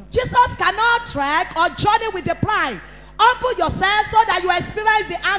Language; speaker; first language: English; non-native, local second language; Yoruba